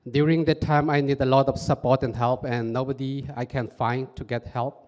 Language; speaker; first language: English; non-native, fluent; Burmese